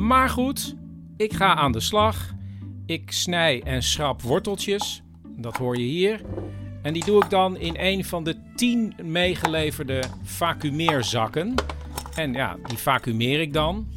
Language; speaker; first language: Dutch; native; Dutch